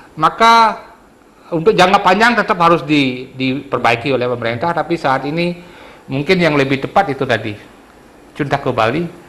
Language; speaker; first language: Indonesian; non-native, local second language; Balinese